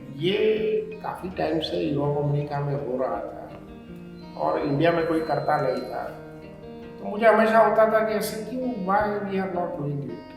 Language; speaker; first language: Hindi; non-native, local second language; Gujarati